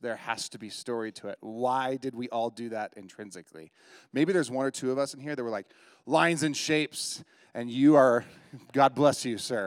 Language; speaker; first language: English; native; English